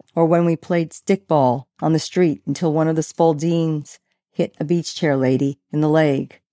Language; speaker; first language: English; native; English